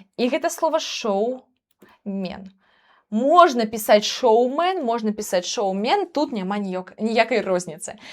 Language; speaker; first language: Belarusian; non-native, local second language; Russian